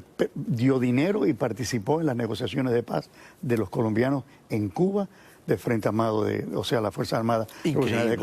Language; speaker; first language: Spanish; native; Spanish